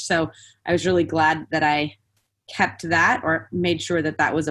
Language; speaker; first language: English; native; English